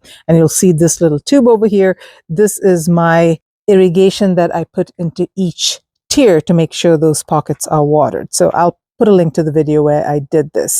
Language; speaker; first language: English; native; English